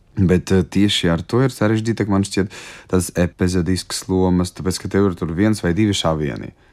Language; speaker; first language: Latvian; non-native, local second language; Russian